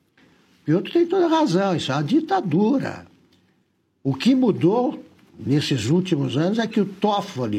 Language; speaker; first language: Portuguese; native; Portuguese